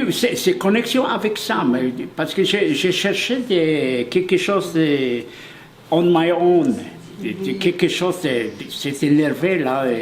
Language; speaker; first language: French; non-native, fluent; Polish